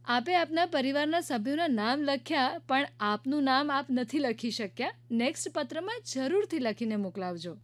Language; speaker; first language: Gujarati; native; Gujarati